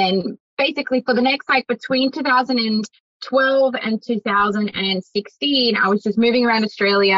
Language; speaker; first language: English; native; English